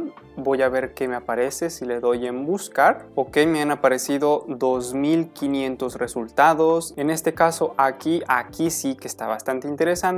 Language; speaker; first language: Spanish; native; Spanish